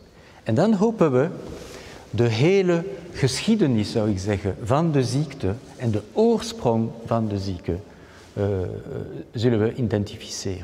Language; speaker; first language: Dutch; non-native, fluent; French